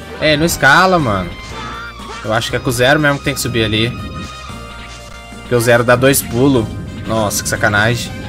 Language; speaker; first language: Portuguese; native; Portuguese